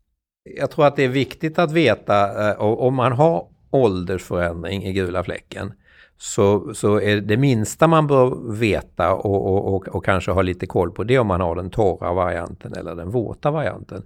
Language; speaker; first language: Swedish; native; Swedish